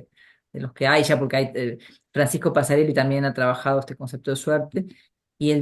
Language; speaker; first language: Spanish; native; Spanish